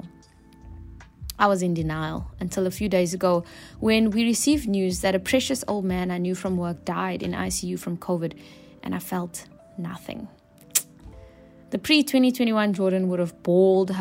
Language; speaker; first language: English; native; English